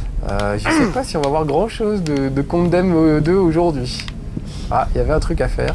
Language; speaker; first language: French; native; French